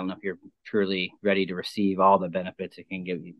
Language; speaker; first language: English; native; English